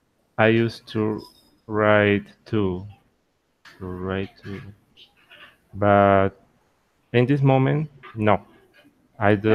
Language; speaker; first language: English; non-native, learner; Spanish